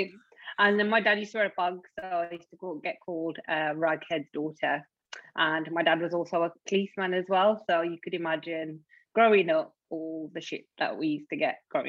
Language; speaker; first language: English; native; English